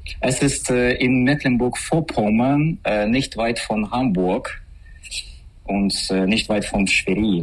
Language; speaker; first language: German; non-native, learner; Russian